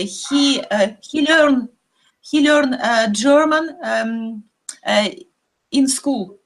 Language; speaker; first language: English; non-native, learner; Russian